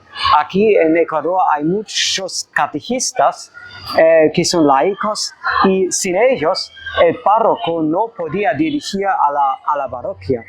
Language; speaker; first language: Spanish; non-native, fluent; German